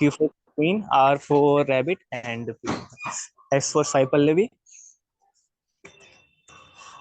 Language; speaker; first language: English; non-native, learner; Kannada